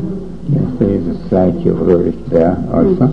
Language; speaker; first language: English; non-native, fluent; Russian